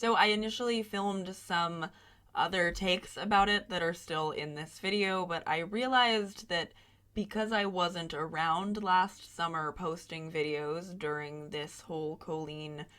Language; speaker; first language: English; native; English